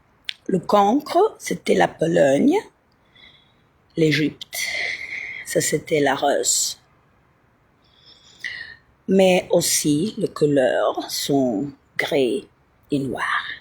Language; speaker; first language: French; non-native, fluent; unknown